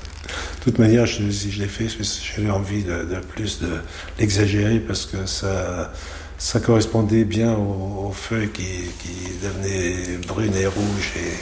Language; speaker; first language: French; native; French